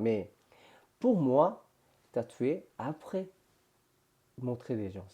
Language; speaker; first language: French; non-native, learner; Korean